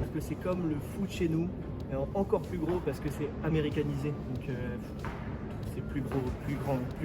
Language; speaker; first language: French; native; French